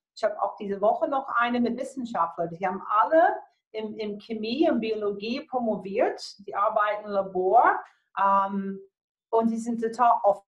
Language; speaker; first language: German; non-native, fluent; English